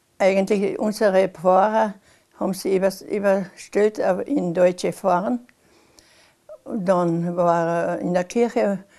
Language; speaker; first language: German; non-native, local second language; Slovenian